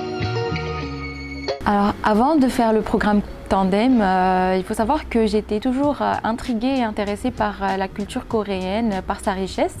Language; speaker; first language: French; non-native, local second language; Arabic